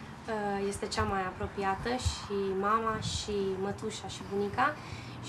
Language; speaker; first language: Romanian; early bilingual, heritage; Romanian